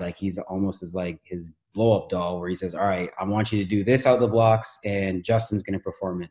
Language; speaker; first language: English; native; English